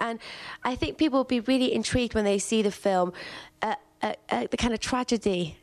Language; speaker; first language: English; native; English